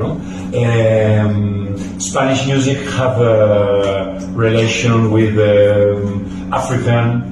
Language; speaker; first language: English; non-native, learner; Spanish